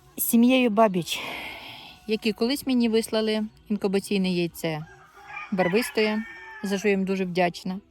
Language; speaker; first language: Ukrainian; non-native, local second language; Russian